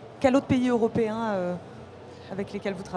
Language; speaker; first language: French; native; French